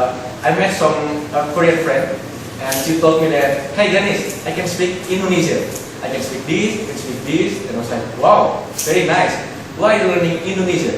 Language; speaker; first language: English; non-native, local second language; Indonesian